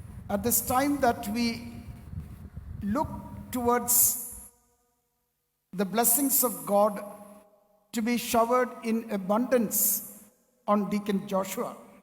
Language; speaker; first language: English; non-native, local second language; Malayalam